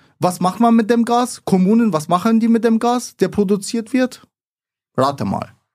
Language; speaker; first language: German; early bilingual, other home language; Arabic